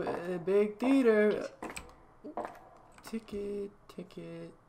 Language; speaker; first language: English; native; English